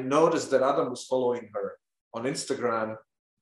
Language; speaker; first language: English; non-native, fluent; Bosnian